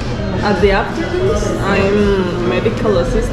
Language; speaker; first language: English; non-native, learner; Spanish